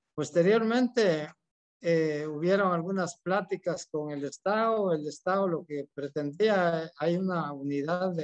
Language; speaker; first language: Spanish; native; Spanish